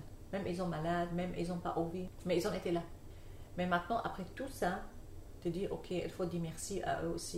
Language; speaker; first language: French; non-native, learner; Arabic